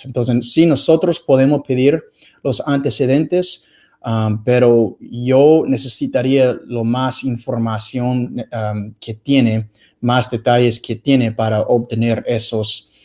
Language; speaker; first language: Spanish; non-native, fluent; English